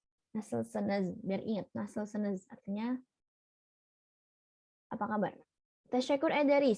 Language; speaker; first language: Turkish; non-native, learner; Indonesian